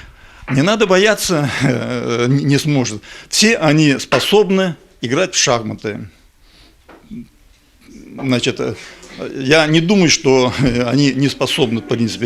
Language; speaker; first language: Russian; native; Russian